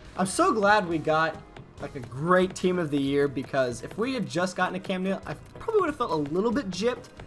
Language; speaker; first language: English; native; English